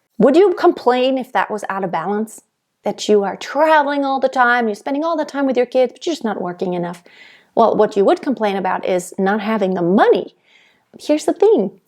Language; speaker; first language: English; non-native, fluent; German